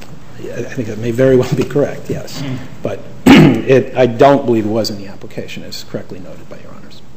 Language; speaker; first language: English; native; English